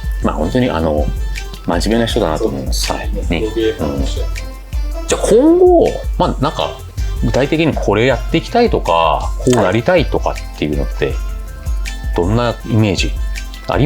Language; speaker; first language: Japanese; native; Japanese